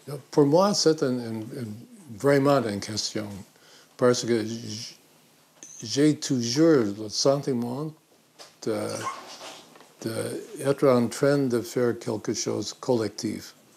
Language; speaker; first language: French; non-native, fluent; English